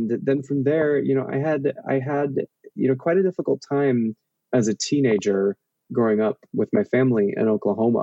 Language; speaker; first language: English; native; English